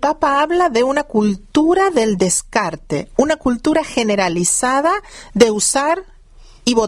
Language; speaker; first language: Spanish; native; Spanish